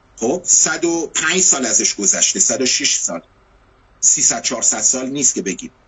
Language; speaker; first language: Persian; non-native, local second language; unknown